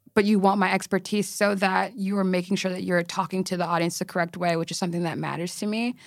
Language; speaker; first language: English; native; English